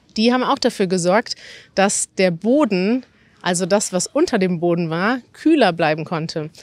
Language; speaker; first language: German; native; German